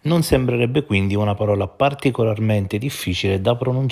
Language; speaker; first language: Italian; native; Italian